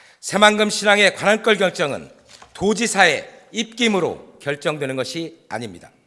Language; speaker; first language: Korean; native; Korean